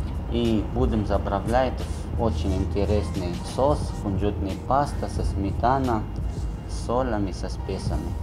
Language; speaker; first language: Russian; non-native, learner; Arabic